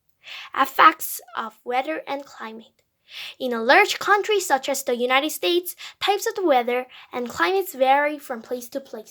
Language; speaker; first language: English; non-native, fluent; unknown